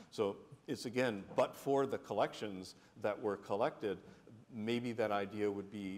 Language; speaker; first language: English; native; English